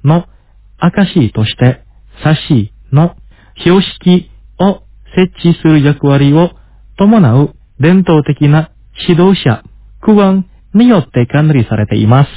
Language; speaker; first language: Japanese; non-native, fluent; Indonesian